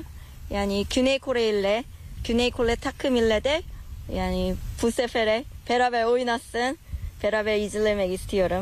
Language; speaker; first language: Turkish; non-native, learner; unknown